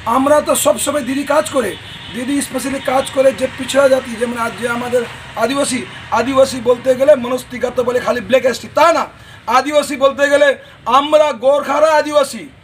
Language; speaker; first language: Bangla; non-native, local second language; Nepali